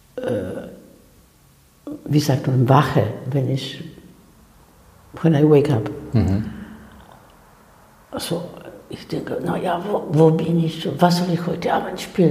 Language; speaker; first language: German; non-native, fluent; Spanish